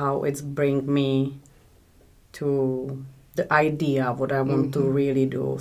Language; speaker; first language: English; non-native, learner; Czech